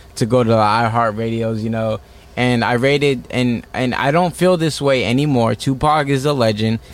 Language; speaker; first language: English; native; English